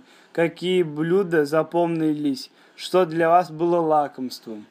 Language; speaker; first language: Russian; native; Russian